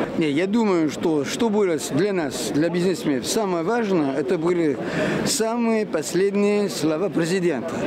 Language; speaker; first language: Russian; non-native, fluent; French